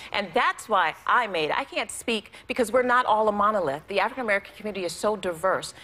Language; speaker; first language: English; native; English